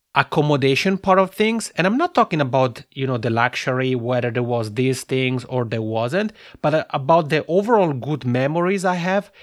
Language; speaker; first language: English; non-native, fluent; Italian